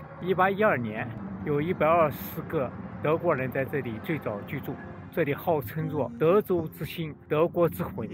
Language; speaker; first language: Chinese; native; Chinese